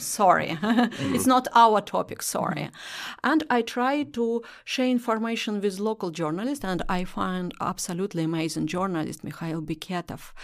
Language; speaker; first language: English; non-native, learner; Russian